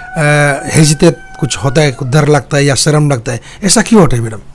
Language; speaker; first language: Hindi; non-native, local second language; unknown